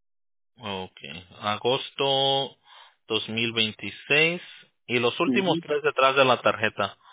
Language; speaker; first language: Spanish; early bilingual, heritage; Spanish